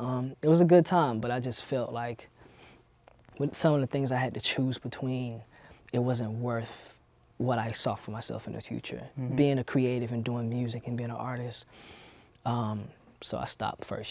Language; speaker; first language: English; native; English